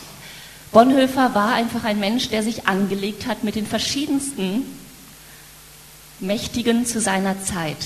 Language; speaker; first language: German; native; German